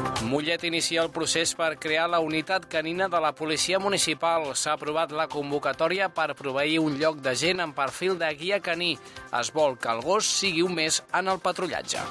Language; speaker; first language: Catalan; native; Catalan